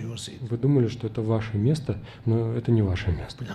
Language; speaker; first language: Russian; native; Russian